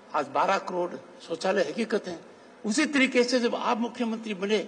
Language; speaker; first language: Hindi; native; Hindi